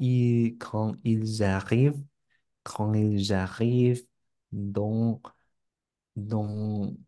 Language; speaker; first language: French; non-native, learner; English